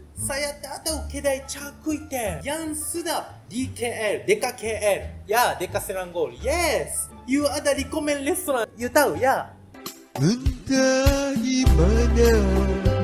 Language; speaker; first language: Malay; non-native, learner; Japanese